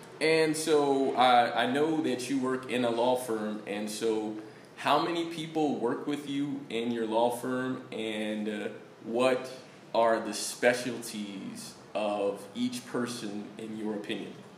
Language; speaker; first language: English; native; English